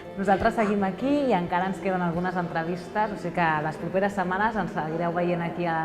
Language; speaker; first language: Spanish; non-native, local second language; Catalan